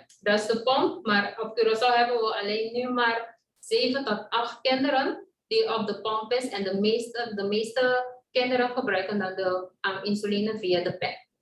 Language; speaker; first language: Dutch; non-native, local second language; Papiamento